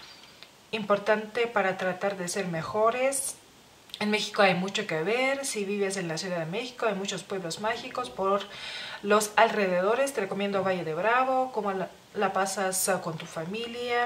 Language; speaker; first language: Spanish; non-native, fluent; Lithuanian